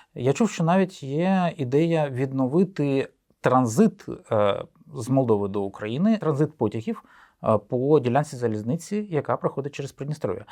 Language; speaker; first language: Ukrainian; native; Ukrainian